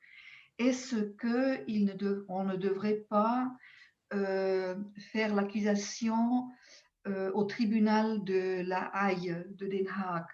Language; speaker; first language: French; non-native, local second language; German